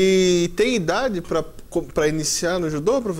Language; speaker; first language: Portuguese; native; Portuguese